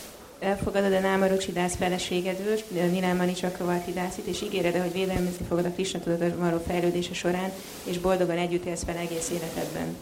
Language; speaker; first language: Hungarian; native; Hungarian